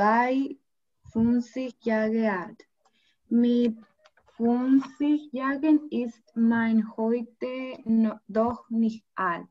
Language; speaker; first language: German; non-native, learner; Spanish